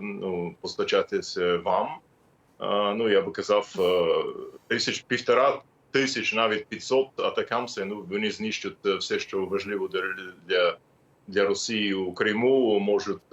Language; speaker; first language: Ukrainian; non-native, fluent; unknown